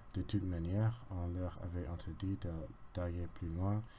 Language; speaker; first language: French; non-native, learner; English